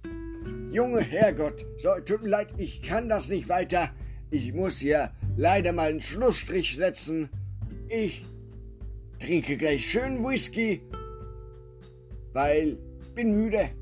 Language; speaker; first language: German; native; German